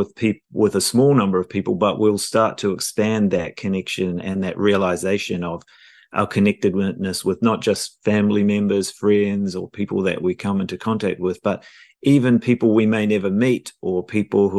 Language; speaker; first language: English; native; English